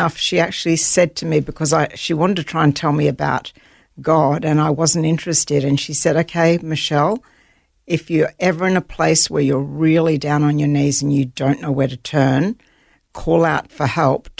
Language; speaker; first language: English; native; English